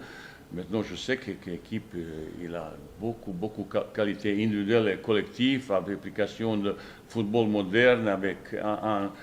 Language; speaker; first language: French; non-native, fluent; Bosnian